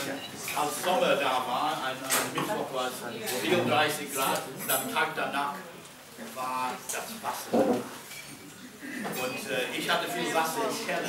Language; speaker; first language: German; non-native, fluent; English